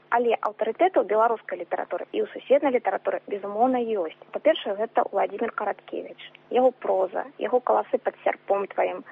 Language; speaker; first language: Belarusian; native; Belarusian